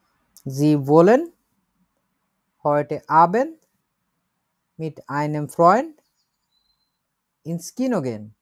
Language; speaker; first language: German; non-native, fluent; Bangla